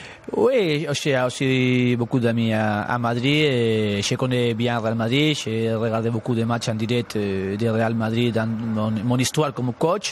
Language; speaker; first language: French; non-native, learner; Spanish